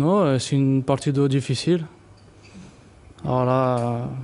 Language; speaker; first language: Spanish; non-native, learner; French